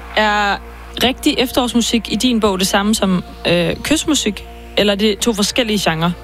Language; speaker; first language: Danish; native; Danish